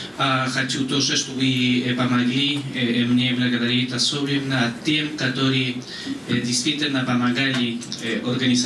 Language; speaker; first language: Russian; non-native, fluent; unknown